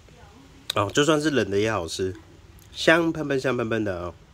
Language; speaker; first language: Chinese; native; Chinese